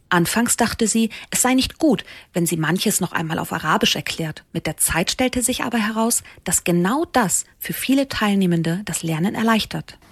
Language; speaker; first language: German; native; German